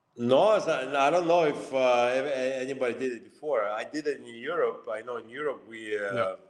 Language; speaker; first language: English; non-native, fluent; Lithuanian